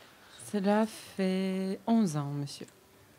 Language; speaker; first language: French; non-native, fluent; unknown